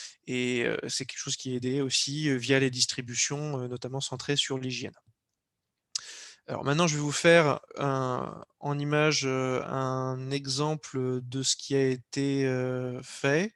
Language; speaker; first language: French; native; French